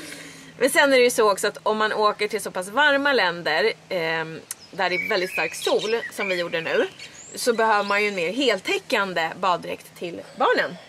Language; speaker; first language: Swedish; native; Swedish